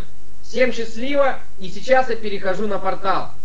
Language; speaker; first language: Russian; native; Russian